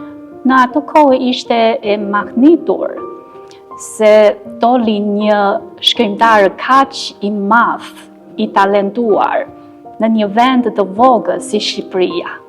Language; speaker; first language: Albanian; non-native, fluent; Chinese